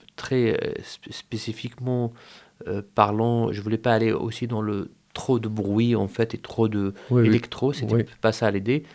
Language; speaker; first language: French; non-native, fluent; Arabic